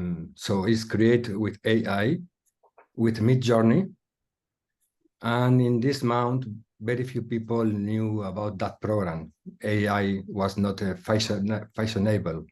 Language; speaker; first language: English; non-native, learner; Spanish